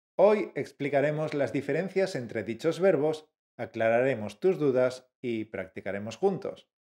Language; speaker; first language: Spanish; native; Spanish